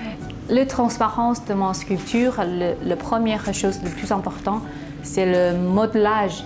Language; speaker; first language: French; non-native, fluent; Chinese